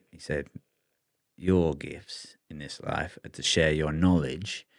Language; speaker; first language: English; native; English